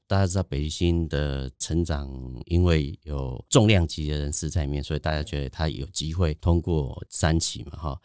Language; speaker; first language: Chinese; native; Chinese